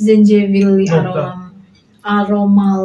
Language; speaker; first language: Turkish; non-native, learner; Indonesian